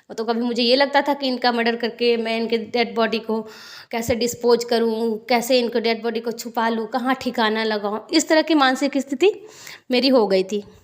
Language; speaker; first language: Hindi; native; Hindi